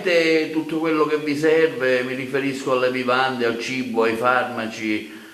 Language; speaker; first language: Italian; native; Italian